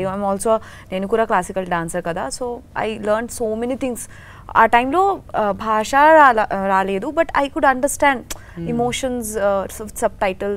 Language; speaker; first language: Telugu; non-native, learner; Bangla